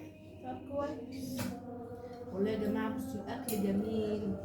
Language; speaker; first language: Arabic; native; Arabic